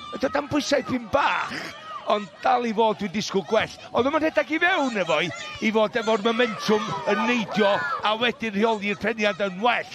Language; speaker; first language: Welsh; native; Welsh